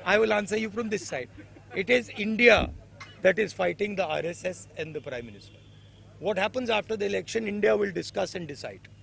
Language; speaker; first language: English; non-native, local second language; Hindi